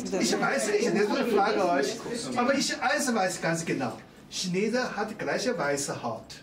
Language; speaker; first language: German; non-native, fluent; Chinese